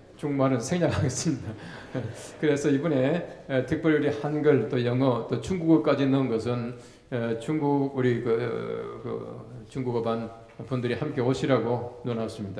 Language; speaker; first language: Korean; native; Korean